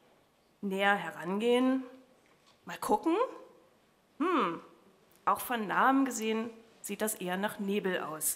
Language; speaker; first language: German; native; German